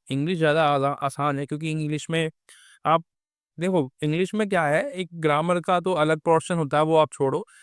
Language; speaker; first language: Hindi; native; Hindi